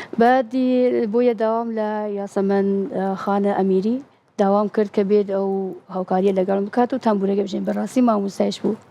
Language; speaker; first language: Central Kurdish; non-native, local second language; Southern Kurdish